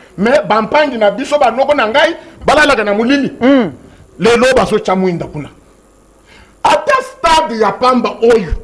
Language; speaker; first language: Lingala; non-native, local second language; Kituba (Democratic Republic of Congo)